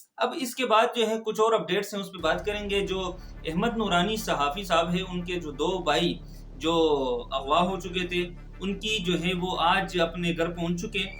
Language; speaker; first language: Urdu; non-native, local second language; Pashto